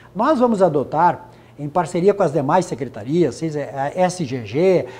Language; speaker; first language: Portuguese; native; Portuguese